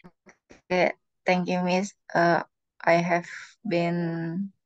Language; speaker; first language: English; non-native, learner; Indonesian